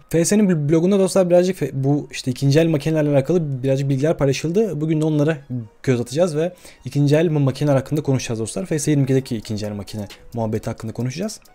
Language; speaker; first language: Turkish; early bilingual, heritage; Turkish